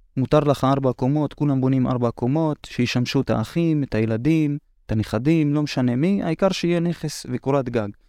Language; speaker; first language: Hebrew; non-native, local second language; Arabic